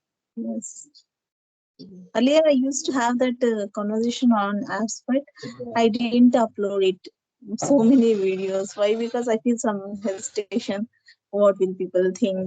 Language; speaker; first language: English; non-native, learner; Telugu